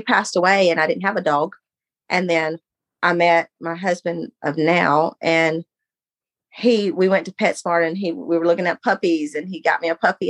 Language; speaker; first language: English; native; English